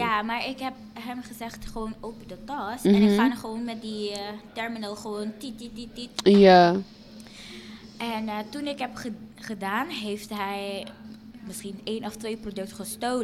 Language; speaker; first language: Dutch; non-native, fluent; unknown